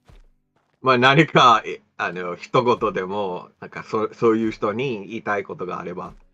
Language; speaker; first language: Japanese; non-native, fluent; English